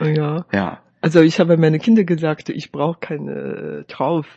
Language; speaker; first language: German; non-native, fluent; Chinese